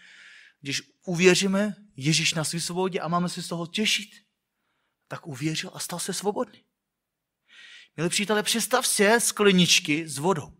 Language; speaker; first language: Czech; non-native, fluent; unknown